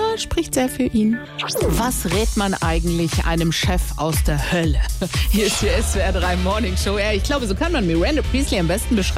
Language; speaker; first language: German; native; German